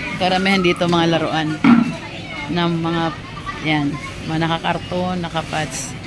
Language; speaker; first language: Filipino; native; Filipino